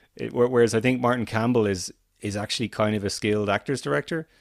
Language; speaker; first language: English; native; English